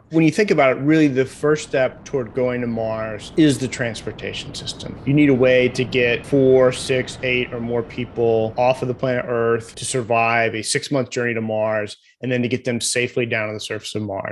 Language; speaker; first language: English; native; English